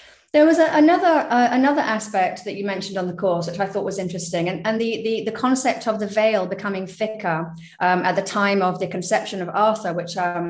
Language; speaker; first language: English; native; English